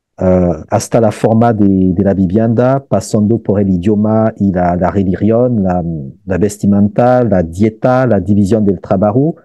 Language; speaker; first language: Spanish; non-native, fluent; French